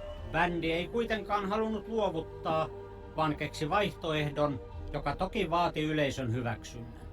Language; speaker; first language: Finnish; native; Finnish